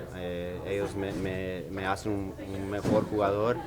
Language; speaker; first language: Spanish; early bilingual, heritage; English